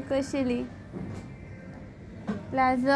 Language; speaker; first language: Hebrew; early bilingual, other home language; Russian